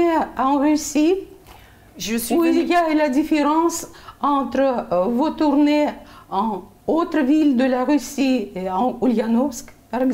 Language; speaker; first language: French; non-native, fluent; Russian